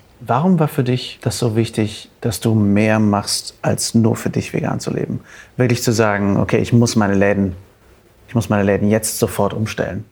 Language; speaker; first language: German; native; German